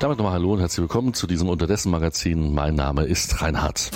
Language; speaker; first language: German; native; German